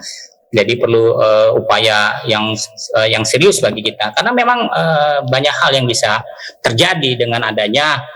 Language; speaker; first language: Indonesian; native; Indonesian